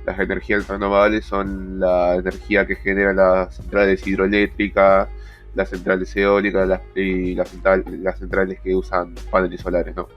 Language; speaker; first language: Spanish; native; Spanish